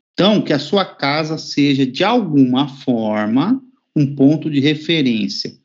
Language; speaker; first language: Portuguese; native; Portuguese